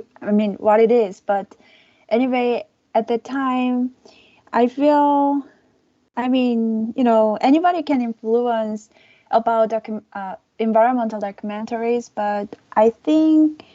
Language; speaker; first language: English; non-native, learner; Korean